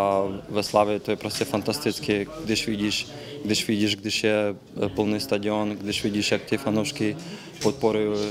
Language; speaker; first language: Czech; non-native, fluent; Ukrainian